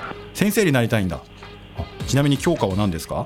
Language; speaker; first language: Japanese; native; Japanese